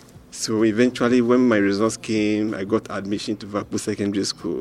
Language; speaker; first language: English; non-native, local second language; Ewe